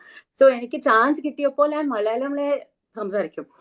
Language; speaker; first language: Malayalam; non-native, learner; Telugu